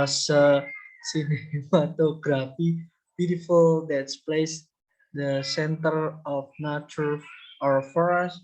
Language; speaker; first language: English; non-native, learner; Indonesian